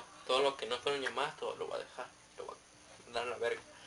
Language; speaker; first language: Spanish; native; Spanish